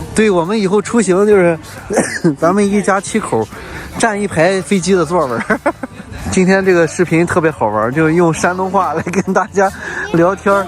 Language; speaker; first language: Chinese; native; Chinese